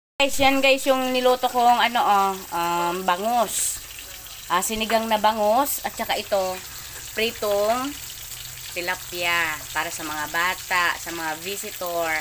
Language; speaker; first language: Filipino; non-native, local second language; Bikol